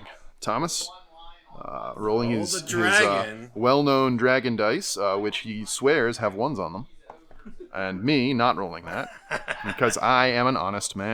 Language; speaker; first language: English; native; English